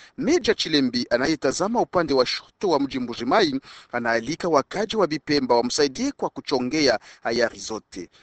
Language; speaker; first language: Swahili; non-native, local second language; Luba-Lulua